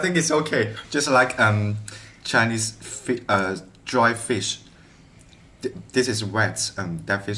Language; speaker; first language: English; non-native, learner; Chinese